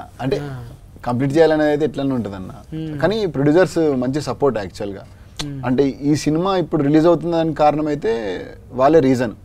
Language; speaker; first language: Telugu; native; Telugu